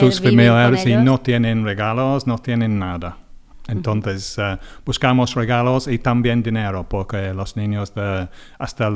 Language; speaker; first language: Spanish; non-native, learner; English